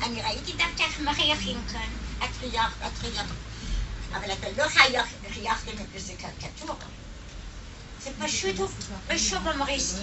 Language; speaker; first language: Hebrew; non-native, fluent; German